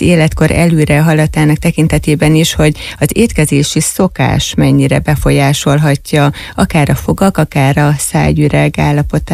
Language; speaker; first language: Hungarian; native; Hungarian